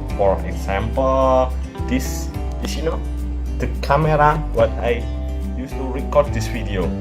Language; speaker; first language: English; non-native, learner; Indonesian